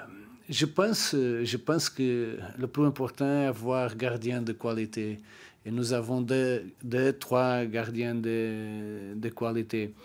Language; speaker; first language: French; non-native, learner; Portuguese